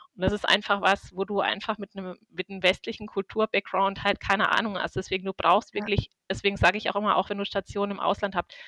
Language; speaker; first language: German; native; German